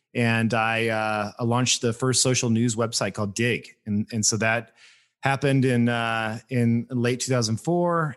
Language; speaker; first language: English; native; English